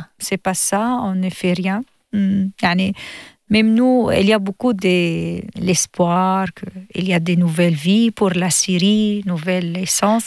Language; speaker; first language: French; non-native, learner; Arabic